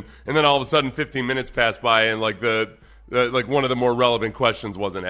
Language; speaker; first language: English; native; English